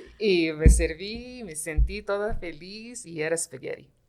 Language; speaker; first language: Spanish; early bilingual, heritage; Spanish